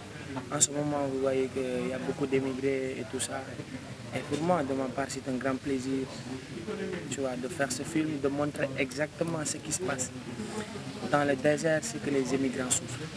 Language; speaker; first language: French; non-native, local second language; Wolof